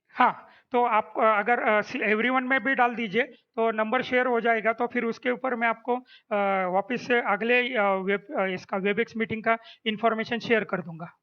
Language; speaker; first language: Hindi; non-native, local second language; Marathi